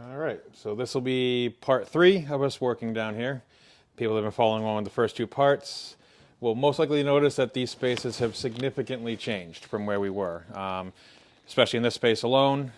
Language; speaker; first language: English; native; English